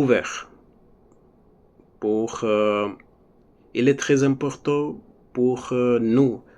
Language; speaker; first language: French; non-native, learner; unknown